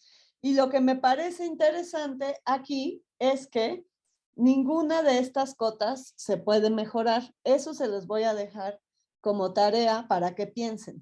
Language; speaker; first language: Spanish; native; Spanish